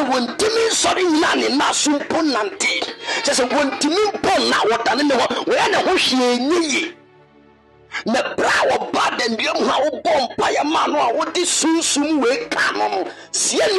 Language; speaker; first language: English; non-native, local second language; Akan